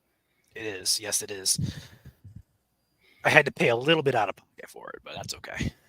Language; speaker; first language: English; native; English